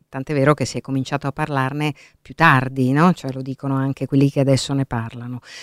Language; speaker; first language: Italian; native; Italian